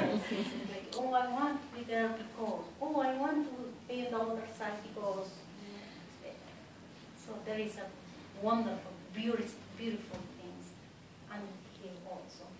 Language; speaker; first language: English; non-native, fluent; Spanish